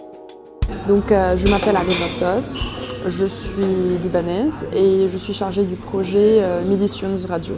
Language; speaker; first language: French; non-native, local second language; Arabic